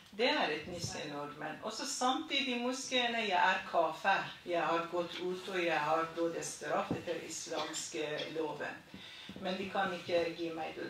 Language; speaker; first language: Norwegian; non-native, fluent; Persian